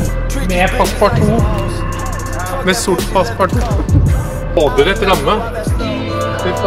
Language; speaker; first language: Norwegian; native; Norwegian